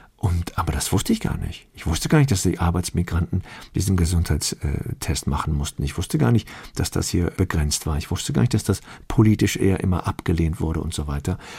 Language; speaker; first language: German; early bilingual, other home language; Turkish